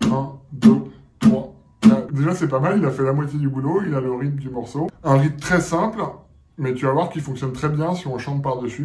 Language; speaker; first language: French; native; French